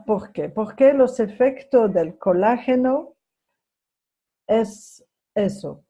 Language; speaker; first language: Spanish; non-native, fluent; French